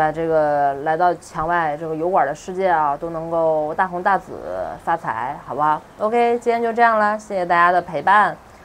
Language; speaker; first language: Chinese; native; Chinese